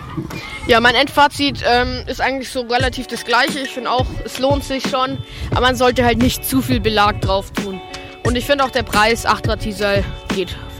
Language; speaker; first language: German; native; German